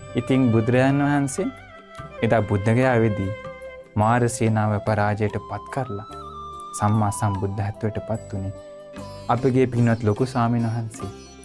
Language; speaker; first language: Sinhala; non-native, fluent; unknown